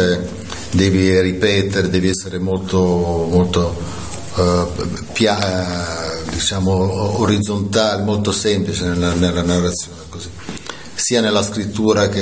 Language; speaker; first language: Italian; native; Italian